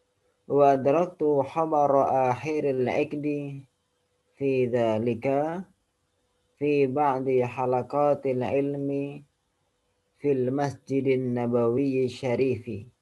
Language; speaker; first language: Arabic; non-native, fluent; Indonesian